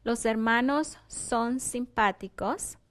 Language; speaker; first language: Spanish; non-native, fluent; English